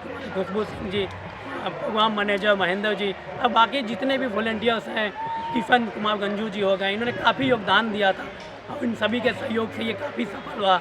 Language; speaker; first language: Hindi; native; Hindi